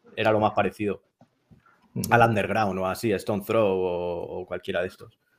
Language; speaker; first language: Spanish; native; Spanish